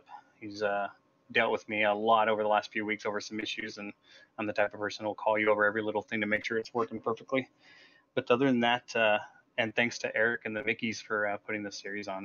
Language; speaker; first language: English; native; English